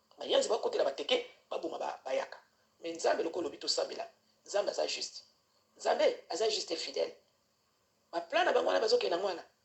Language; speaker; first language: Lingala; non-native, local second language; Kituba (Democratic Republic of Congo)